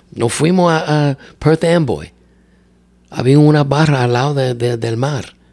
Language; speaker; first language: Spanish; non-native, learner; English